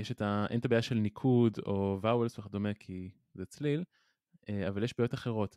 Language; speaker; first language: Hebrew; native; Hebrew